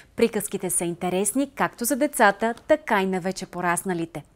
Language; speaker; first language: Bulgarian; native; Bulgarian